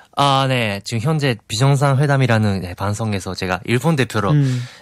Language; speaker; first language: Korean; non-native, fluent; Japanese